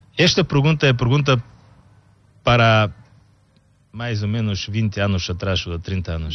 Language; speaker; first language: Portuguese; non-native, fluent; Bulgarian